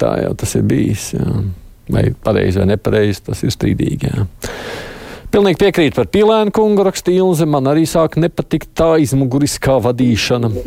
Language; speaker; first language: Latvian; native; Latvian